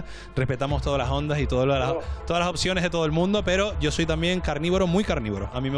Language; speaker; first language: Spanish; native; Spanish